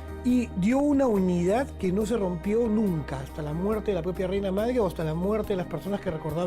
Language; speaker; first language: Spanish; native; Spanish